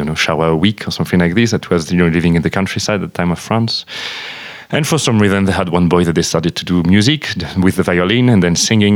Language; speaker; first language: English; non-native, fluent; French